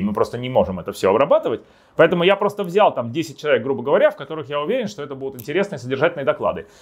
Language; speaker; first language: Russian; native; Russian